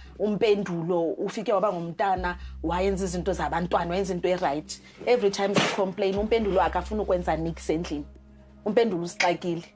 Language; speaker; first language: Zulu; non-native, local second language; Xhosa